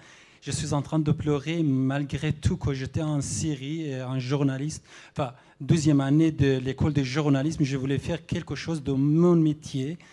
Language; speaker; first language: French; non-native, fluent; Arabic